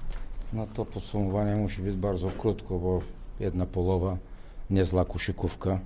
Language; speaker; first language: Polish; non-native, learner; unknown